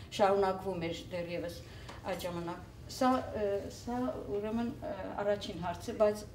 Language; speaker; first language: Armenian; native; Armenian